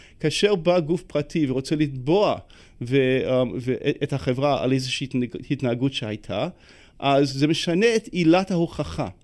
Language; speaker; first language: Hebrew; non-native, fluent; English